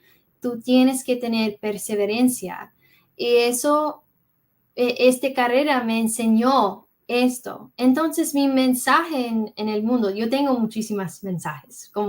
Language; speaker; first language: Spanish; early bilingual, heritage; English